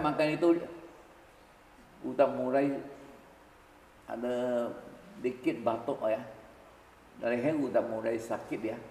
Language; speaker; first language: Indonesian; early bilingual, other home language; Min Nan Chinese